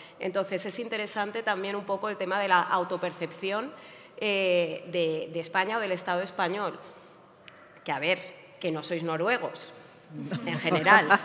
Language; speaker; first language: Spanish; native; Spanish